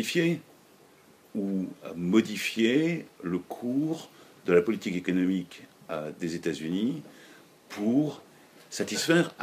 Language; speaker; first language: French; native; French